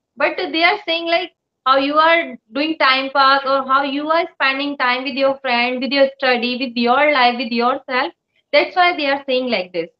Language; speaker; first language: English; non-native, local second language; Hindi